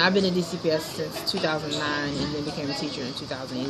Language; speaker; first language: English; native; English